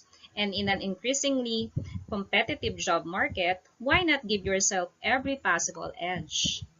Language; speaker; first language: English; non-native, local second language; Filipino